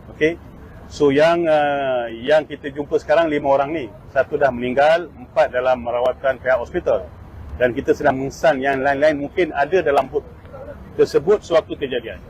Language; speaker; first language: Malay; native; Malay